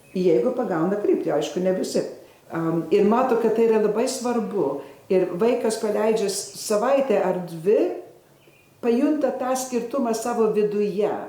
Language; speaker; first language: Lithuanian; early bilingual, heritage; Lithuanian